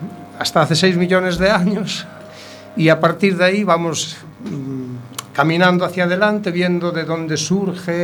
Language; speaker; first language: Spanish; native; Spanish